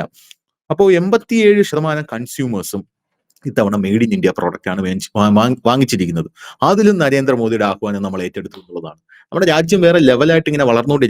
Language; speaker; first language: Malayalam; native; Malayalam